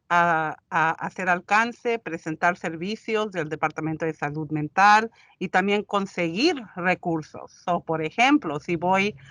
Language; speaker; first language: Spanish; early bilingual, heritage; Spanish